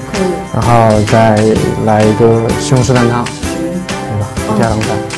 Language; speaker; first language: Chinese; native; Chinese